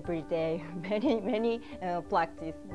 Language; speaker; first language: English; non-native, learner; Japanese